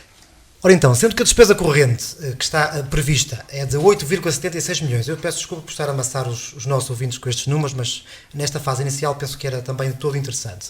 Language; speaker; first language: Portuguese; native; Portuguese